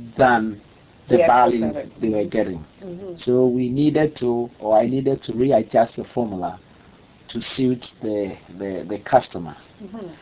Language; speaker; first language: English; non-native, local second language; Akan